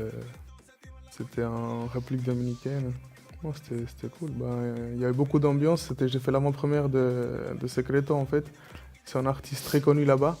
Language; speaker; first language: French; early bilingual, other home language; Spanish